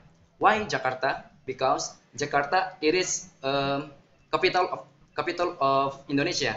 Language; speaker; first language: English; non-native, learner; Indonesian